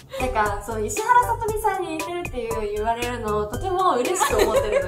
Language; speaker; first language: Japanese; native; Japanese